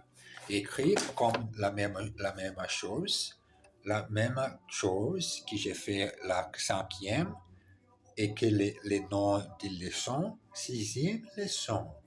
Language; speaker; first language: French; non-native, learner; Portuguese